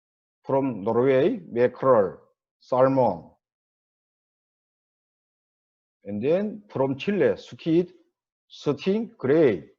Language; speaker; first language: English; non-native, learner; Korean